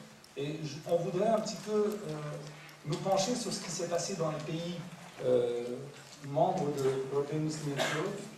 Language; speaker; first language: French; native; French